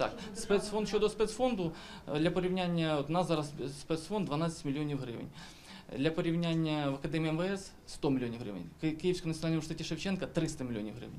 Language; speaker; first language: Ukrainian; native; Ukrainian